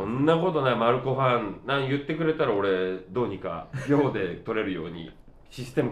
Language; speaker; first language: Japanese; native; Japanese